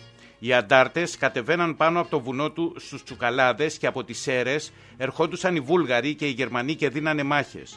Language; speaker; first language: Greek; native; Greek